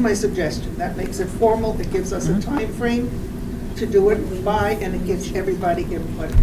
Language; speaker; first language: English; native; English